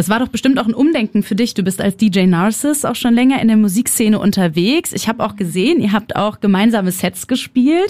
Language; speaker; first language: German; native; German